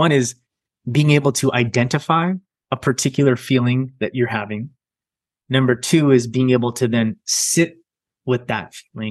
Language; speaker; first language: English; native; English